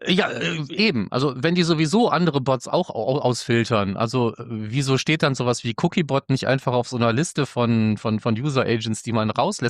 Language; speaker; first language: German; native; German